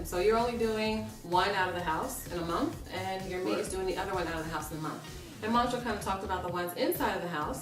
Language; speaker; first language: English; native; English